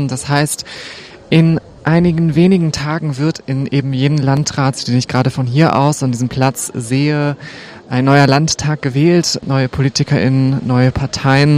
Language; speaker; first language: German; native; German